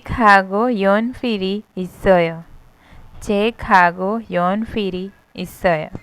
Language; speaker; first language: Korean; non-native, learner; Hindi